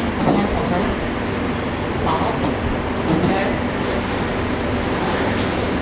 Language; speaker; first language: English; non-native, learner; Persian